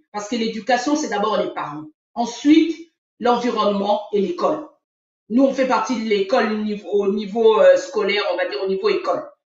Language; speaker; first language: French; non-native, local second language; Lingala